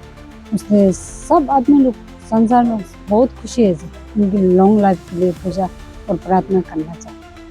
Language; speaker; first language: Hindi; non-native, local second language; Tibetan